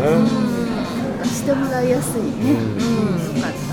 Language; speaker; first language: Japanese; native; Japanese